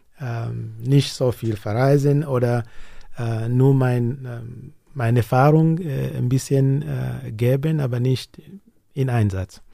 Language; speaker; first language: German; non-native, learner; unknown